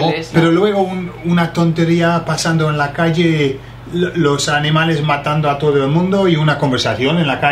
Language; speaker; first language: Spanish; non-native, fluent; English